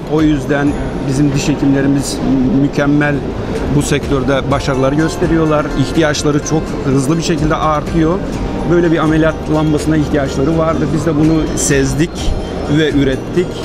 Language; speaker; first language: Turkish; early bilingual, heritage; Turkish